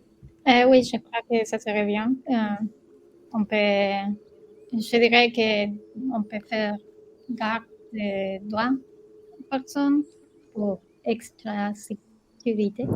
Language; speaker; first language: French; non-native, learner; Spanish